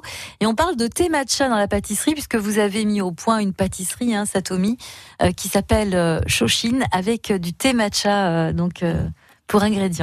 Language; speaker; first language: French; native; French